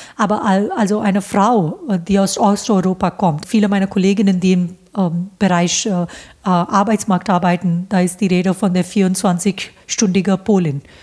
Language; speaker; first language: German; non-native, fluent; Hindi